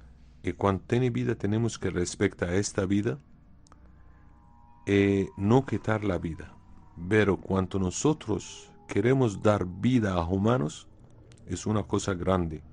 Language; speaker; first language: Spanish; non-native, fluent; Arabic